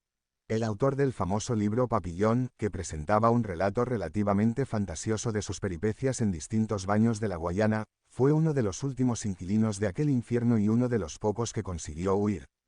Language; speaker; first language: Spanish; native; Spanish